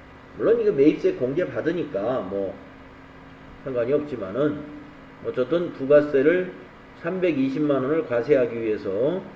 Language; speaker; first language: Korean; native; Korean